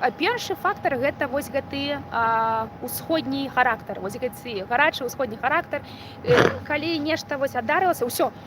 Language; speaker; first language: Belarusian; non-native, local second language; Russian